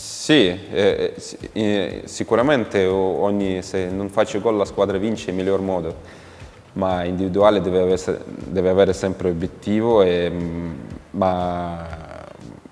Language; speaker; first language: Italian; non-native, fluent; Ukrainian